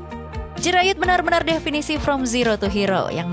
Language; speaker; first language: Indonesian; native; Indonesian